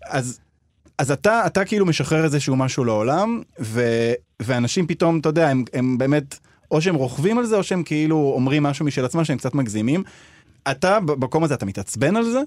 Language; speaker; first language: Hebrew; native; Hebrew